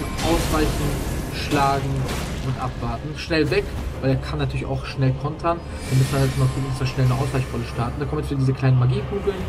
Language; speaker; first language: German; native; German